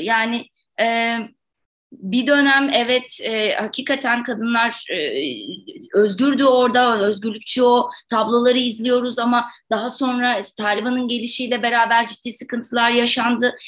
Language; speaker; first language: Turkish; native; Turkish